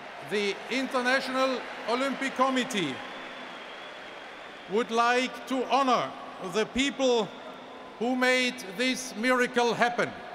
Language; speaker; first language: English; non-native, fluent; German